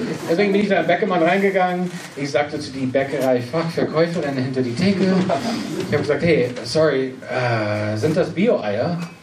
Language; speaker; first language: German; non-native, fluent; English